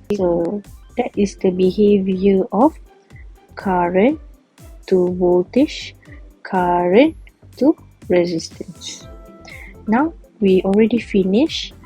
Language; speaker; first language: English; non-native, local second language; Malay